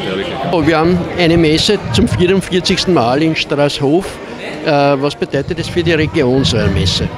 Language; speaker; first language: German; native; German